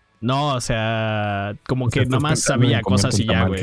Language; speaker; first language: Spanish; native; Spanish